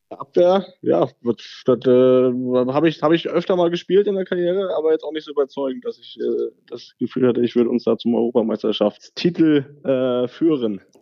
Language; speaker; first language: German; native; German